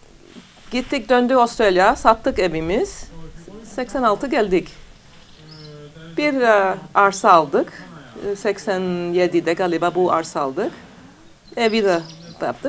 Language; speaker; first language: Turkish; non-native, fluent; English